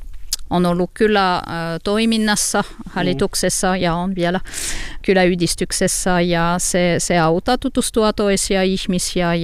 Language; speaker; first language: Finnish; non-native, learner; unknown